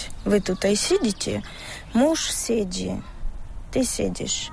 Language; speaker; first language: Ukrainian; non-native, local second language; Russian